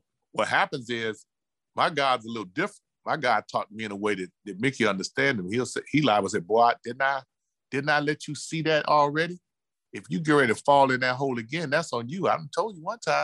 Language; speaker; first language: English; native; English